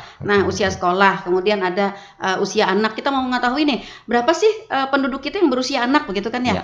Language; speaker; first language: Indonesian; native; Indonesian